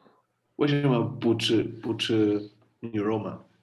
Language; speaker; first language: Chinese; non-native, learner; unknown